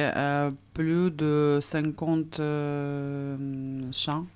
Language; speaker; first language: French; non-native, learner; Russian